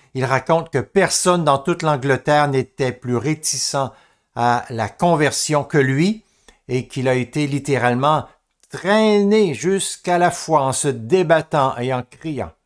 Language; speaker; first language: French; native; French